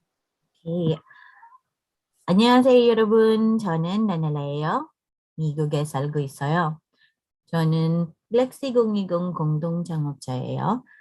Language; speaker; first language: Korean; non-native, learner; English